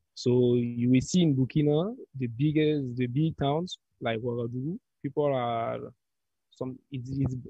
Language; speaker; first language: English; non-native, learner; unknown